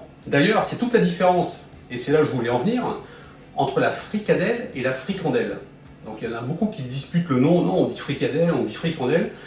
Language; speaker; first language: French; native; French